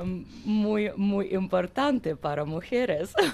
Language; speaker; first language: Spanish; non-native, learner; Ukrainian